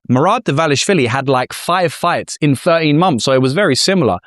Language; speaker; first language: English; native; English